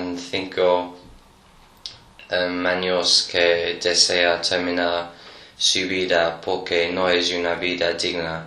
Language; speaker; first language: Spanish; non-native, learner; English